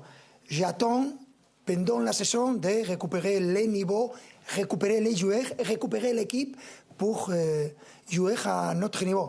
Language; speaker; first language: French; non-native, fluent; Spanish